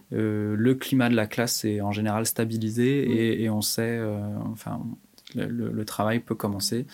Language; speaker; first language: French; native; French